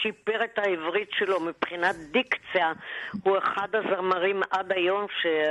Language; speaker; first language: Hebrew; non-native, local second language; German